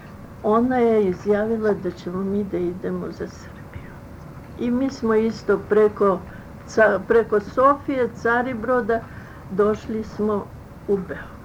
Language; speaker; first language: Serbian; early bilingual, other home language; Russian